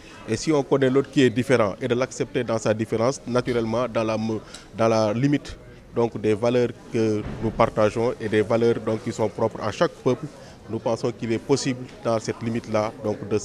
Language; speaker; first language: French; non-native, local second language; Wolof